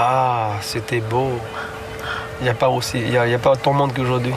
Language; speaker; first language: French; non-native, fluent; Chinese